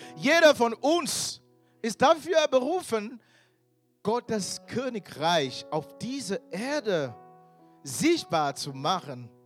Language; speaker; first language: German; non-native, fluent; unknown